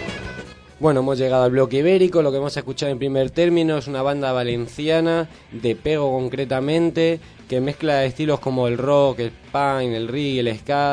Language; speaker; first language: Spanish; native; Spanish